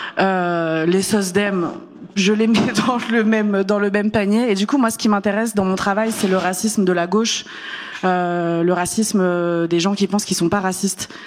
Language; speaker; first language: French; early bilingual, other home language; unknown